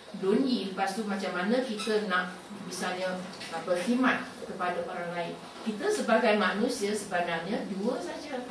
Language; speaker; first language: Malay; non-native, local second language; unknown